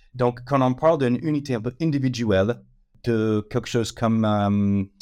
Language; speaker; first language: French; non-native, fluent; English